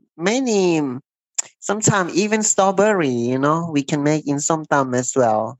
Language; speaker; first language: English; non-native, learner; Thai